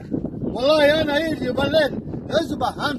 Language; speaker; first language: Arabic; non-native, learner; Pashto